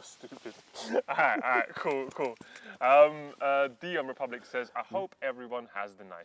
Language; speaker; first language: English; early bilingual, other home language; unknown